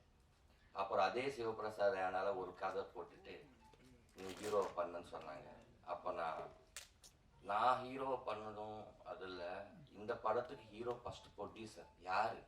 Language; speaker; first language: Tamil; non-native, learner; Telugu